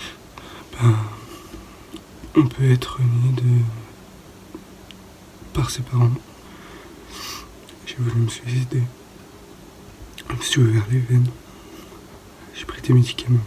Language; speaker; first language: French; native; French